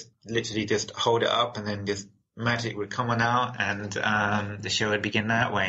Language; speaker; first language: English; native; English